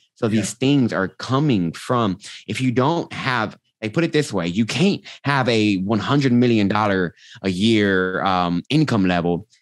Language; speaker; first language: English; native; English